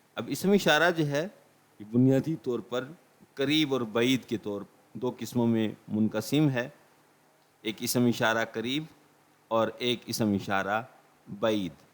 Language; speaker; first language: Urdu; native; Urdu